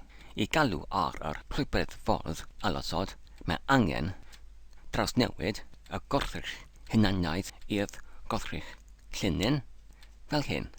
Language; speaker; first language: Welsh; non-native, learner; English